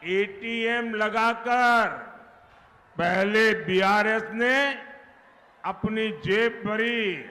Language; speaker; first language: Hindi; non-native, local second language; Gujarati